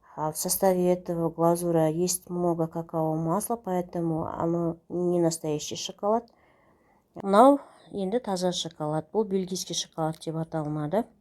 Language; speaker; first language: Russian; non-native, local second language; Kazakh